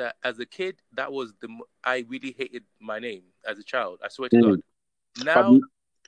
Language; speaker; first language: English; non-native, local second language; Yoruba